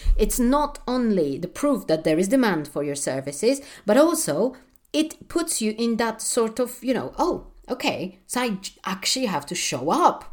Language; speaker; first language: English; non-native, fluent; Polish